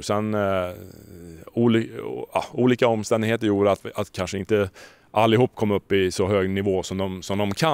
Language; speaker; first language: Swedish; native; Swedish